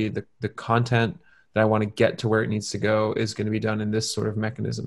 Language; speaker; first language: English; native; English